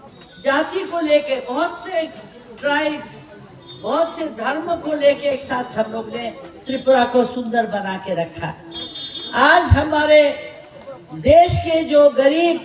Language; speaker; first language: Hindi; non-native, local second language; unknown